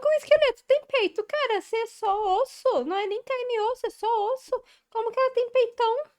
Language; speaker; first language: Portuguese; native; Portuguese